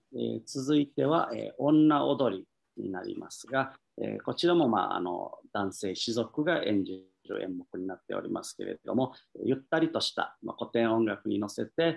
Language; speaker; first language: Japanese; native; Japanese